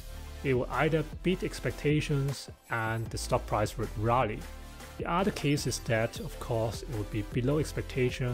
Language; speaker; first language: English; non-native, local second language; Cantonese